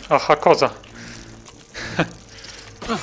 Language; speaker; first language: Italian; non-native, fluent; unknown